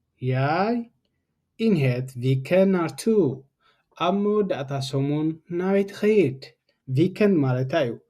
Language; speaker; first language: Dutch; non-native, fluent; Tigrinya